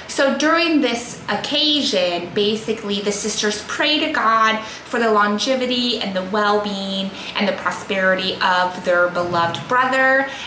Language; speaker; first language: English; native; English